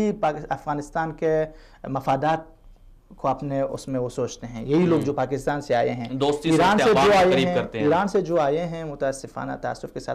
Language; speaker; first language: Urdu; non-native, fluent; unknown